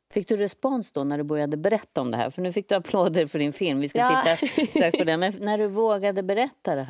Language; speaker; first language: Swedish; native; Swedish